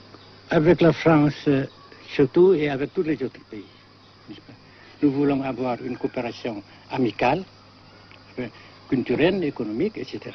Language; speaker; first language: French; non-native, local second language; Vietnamese